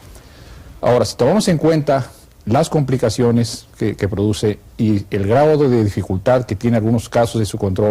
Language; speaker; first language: Spanish; native; Spanish